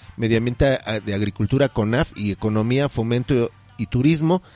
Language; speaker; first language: Spanish; native; Spanish